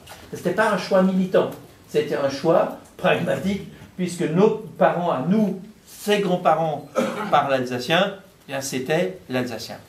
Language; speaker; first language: French; native; French